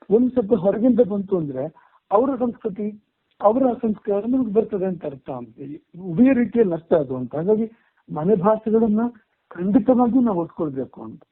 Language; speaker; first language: Kannada; native; Kannada